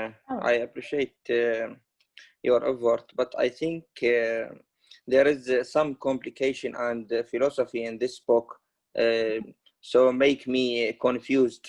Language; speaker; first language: English; non-native, learner; Arabic